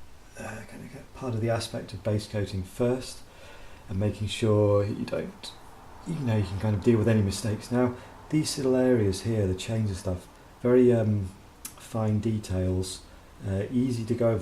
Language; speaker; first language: English; native; English